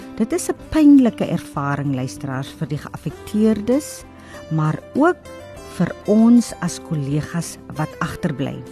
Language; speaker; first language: Afrikaans; native; Afrikaans